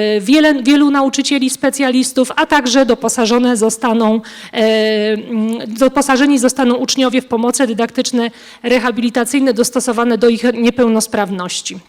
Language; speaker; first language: Polish; native; Polish